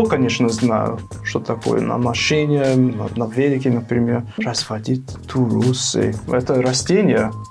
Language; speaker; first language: Russian; non-native, fluent; English